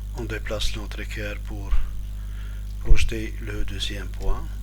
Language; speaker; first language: French; non-native, local second language; Arabic